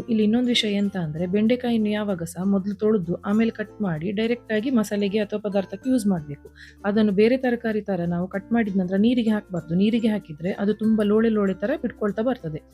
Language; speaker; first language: Kannada; non-native, local second language; Konkani